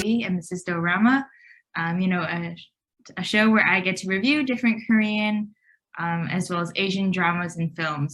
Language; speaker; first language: English; native; English